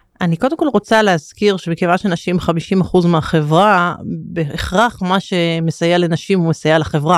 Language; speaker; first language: Hebrew; native; Hebrew